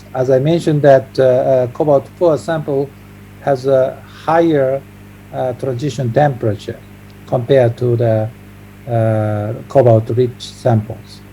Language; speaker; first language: English; non-native, fluent; Japanese